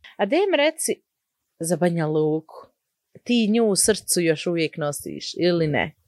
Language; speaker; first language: Croatian; early bilingual, heritage; Croatian